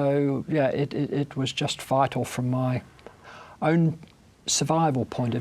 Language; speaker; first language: English; native; English